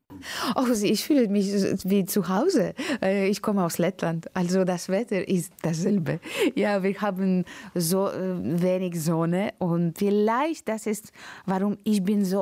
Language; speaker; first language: German; non-native, learner; Latvian